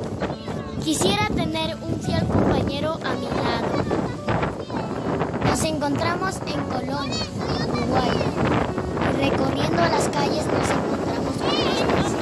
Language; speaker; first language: Spanish; native; Spanish